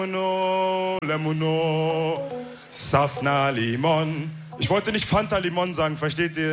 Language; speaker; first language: German; early bilingual, other home language; Wolof